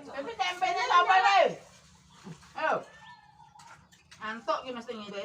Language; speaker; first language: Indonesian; non-native, local second language; Javanese